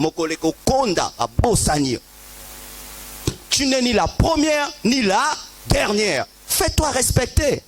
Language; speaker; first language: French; non-native, local second language; Lingala